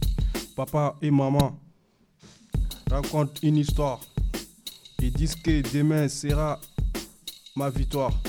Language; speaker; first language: French; non-native, learner; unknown